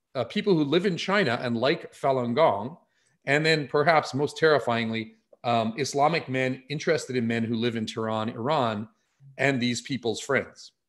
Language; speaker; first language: English; native; English